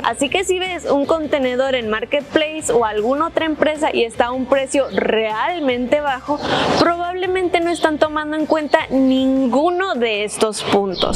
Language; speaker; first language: Spanish; native; Spanish